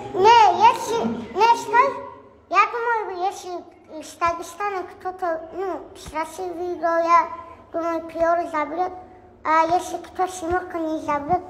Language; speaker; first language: Russian; non-native, local second language; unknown